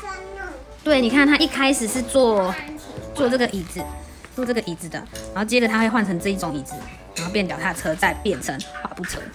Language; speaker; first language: Chinese; native; Chinese